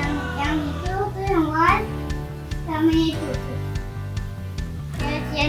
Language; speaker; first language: Malay; native; Malay